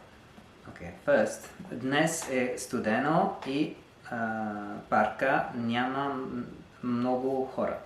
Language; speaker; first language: Bulgarian; non-native, learner; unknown